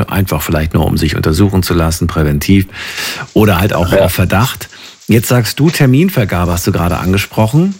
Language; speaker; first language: German; native; German